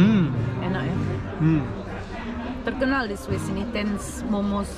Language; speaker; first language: Indonesian; early bilingual, heritage; Indonesian